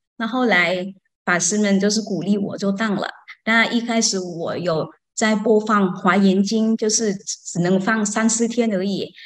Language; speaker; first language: Chinese; non-native, fluent; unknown